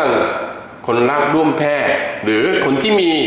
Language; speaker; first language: Thai; non-native, fluent; Korean